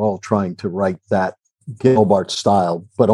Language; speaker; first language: English; native; English